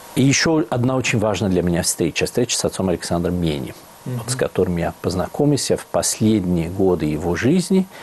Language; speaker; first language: Russian; non-native, fluent; Italian